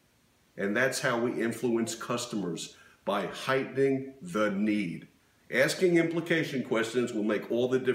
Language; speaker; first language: English; native; English